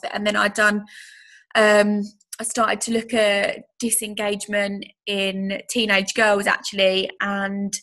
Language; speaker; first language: English; native; English